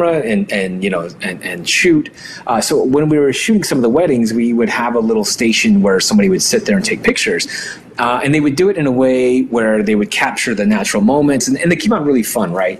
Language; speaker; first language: English; early bilingual, other home language; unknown